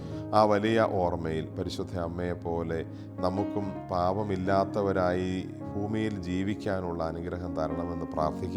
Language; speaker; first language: Malayalam; native; Malayalam